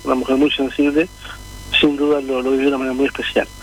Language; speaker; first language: Spanish; native; Spanish